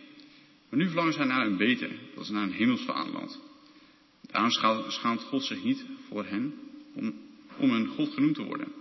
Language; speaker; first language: Dutch; native; Dutch